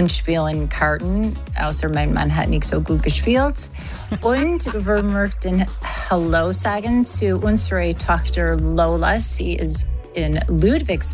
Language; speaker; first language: German; non-native, learner; English